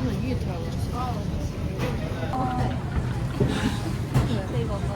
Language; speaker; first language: Korean; non-native, learner; Japanese